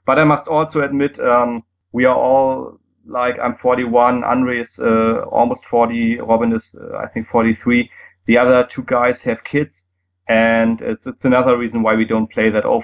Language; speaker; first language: English; non-native, fluent; German